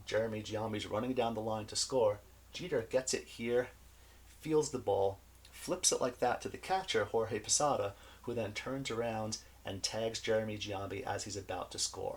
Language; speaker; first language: English; native; English